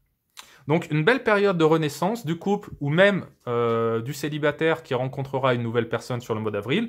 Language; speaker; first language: French; native; French